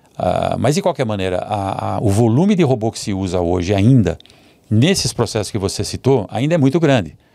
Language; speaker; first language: Portuguese; early bilingual, other home language; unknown